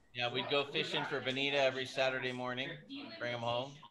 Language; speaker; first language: English; native; English